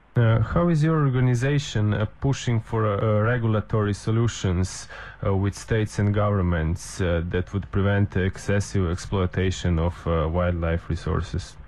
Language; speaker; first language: English; non-native, fluent; Slovenian